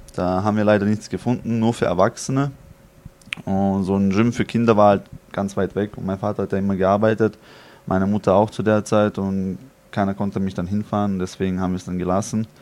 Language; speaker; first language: German; early bilingual, other home language; Chechen